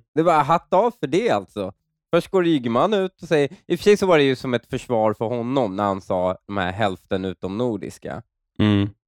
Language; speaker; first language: Swedish; early bilingual, other home language; Persian